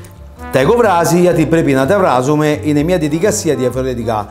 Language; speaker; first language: Greek; non-native, fluent; Italian